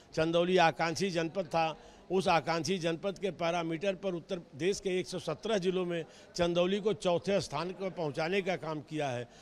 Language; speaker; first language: Hindi; native; Hindi